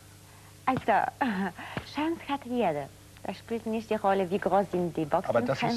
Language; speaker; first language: German; non-native, fluent; Bulgarian